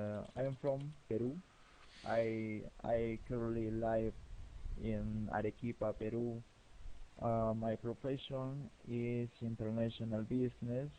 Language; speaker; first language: English; non-native, learner; Spanish